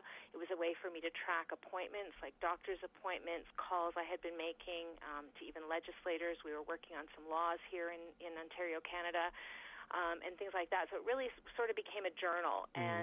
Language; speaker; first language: English; native; English